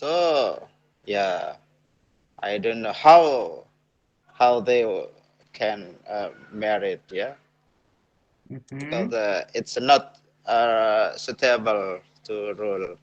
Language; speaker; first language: English; non-native, learner; Indonesian